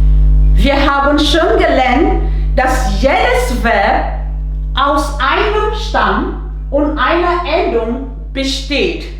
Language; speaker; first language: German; non-native, fluent; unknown